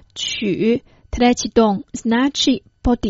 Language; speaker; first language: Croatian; non-native, fluent; Chinese